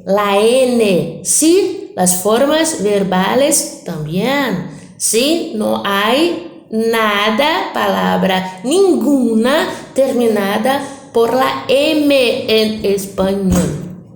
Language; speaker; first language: Spanish; non-native, fluent; Portuguese